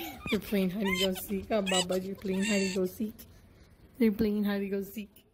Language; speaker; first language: English; early bilingual, other home language; Spanish